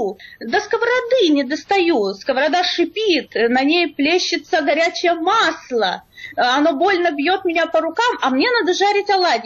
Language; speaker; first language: Russian; native; Russian